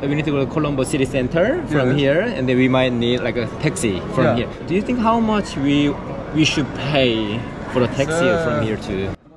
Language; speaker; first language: English; non-native, fluent; Korean